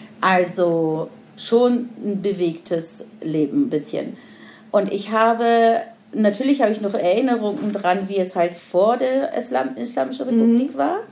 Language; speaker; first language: German; non-native, fluent; Persian